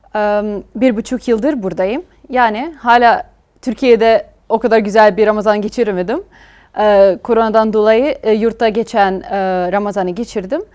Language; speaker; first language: Turkish; non-native, fluent; Arabic